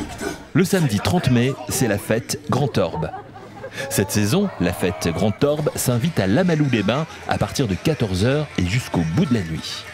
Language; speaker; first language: French; native; French